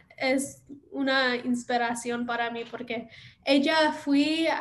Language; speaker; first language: Spanish; early bilingual, other home language; English